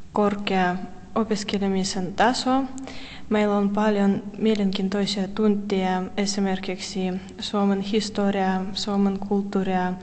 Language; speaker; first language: Finnish; non-native, learner; Russian